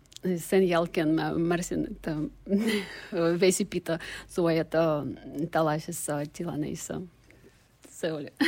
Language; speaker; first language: Finnish; non-native, learner; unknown